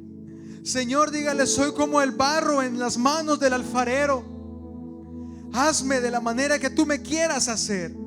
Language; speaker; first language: Spanish; native; Spanish